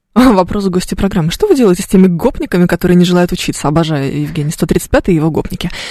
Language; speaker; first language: Russian; native; Russian